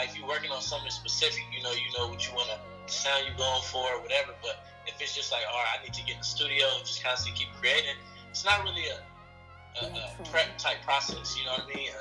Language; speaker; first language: English; native; English